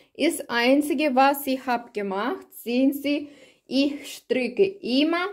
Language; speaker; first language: German; non-native, learner; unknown